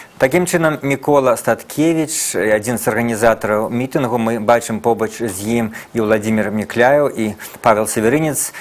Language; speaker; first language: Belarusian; native; Belarusian